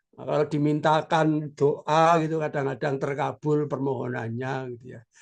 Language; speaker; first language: Indonesian; non-native, local second language; Javanese